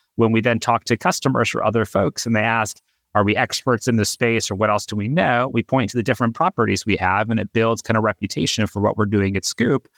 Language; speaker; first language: English; native; English